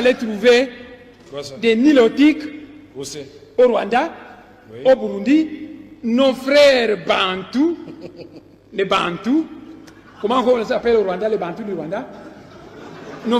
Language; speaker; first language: French; non-native, local second language; Kongo